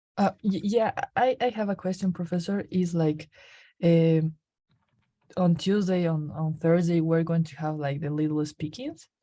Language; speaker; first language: English; non-native, learner; Spanish